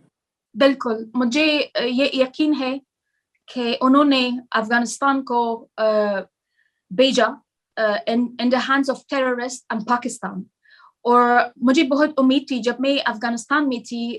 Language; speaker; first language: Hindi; non-native, learner; Persian